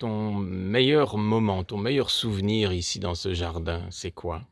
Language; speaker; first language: French; native; French